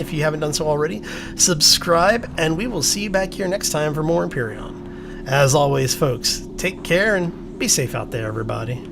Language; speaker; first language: English; native; English